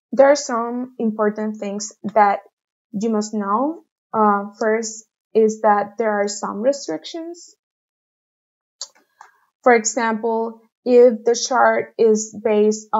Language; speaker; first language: English; non-native, fluent; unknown